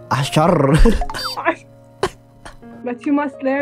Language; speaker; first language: English; non-native, learner; Arabic